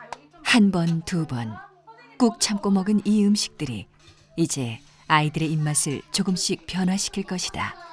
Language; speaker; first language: Korean; native; Korean